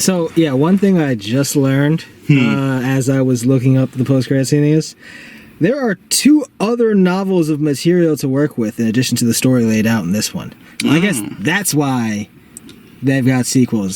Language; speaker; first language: English; native; English